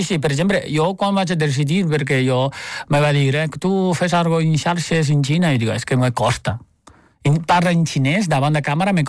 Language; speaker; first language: Catalan; non-native, fluent; Chinese